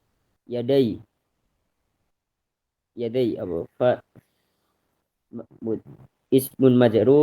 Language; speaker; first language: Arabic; non-native, learner; Indonesian